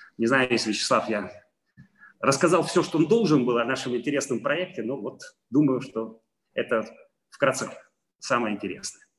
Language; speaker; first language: Russian; non-native, fluent; Italian